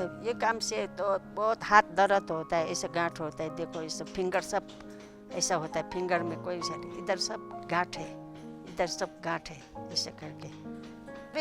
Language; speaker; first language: Hindi; non-native, local second language; Tibetan